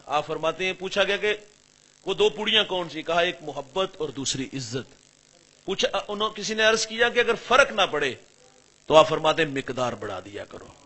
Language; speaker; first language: Urdu; non-native, local second language; Punjabi